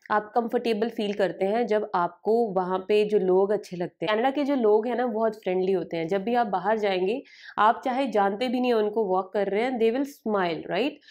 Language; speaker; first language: Hindi; native; Hindi